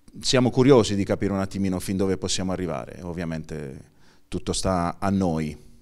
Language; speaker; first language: Italian; native; Italian